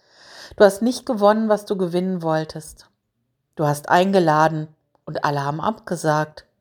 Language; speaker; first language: German; native; German